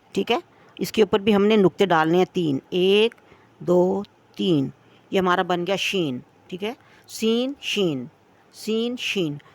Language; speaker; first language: Urdu; native; Urdu